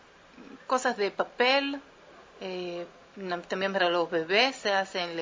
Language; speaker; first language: Spanish; early bilingual, heritage; Spanish